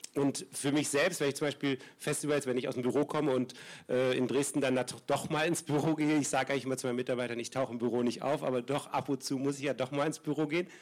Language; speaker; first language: German; native; German